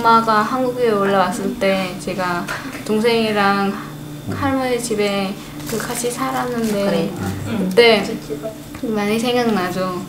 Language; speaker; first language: Korean; early bilingual, other home language; Khmer